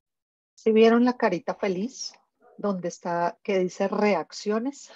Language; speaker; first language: Spanish; native; Spanish